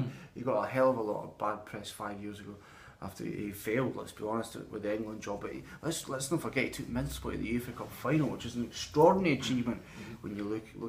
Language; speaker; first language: English; native; English